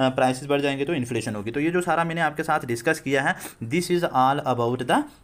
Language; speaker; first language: Hindi; non-native, local second language; Kashmiri